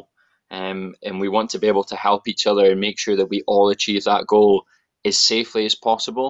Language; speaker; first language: English; native; English